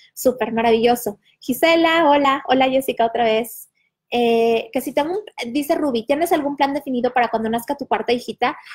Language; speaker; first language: Spanish; early bilingual, heritage; Spanish